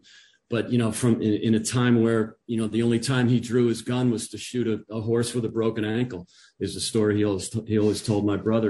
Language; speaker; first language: English; native; English